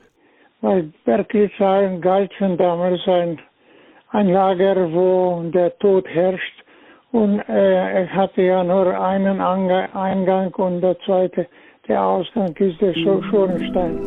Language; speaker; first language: German; non-native, fluent; Slovenian